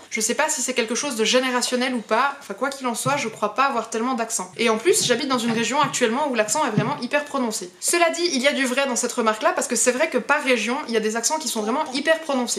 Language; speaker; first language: French; early bilingual, other home language; Hebrew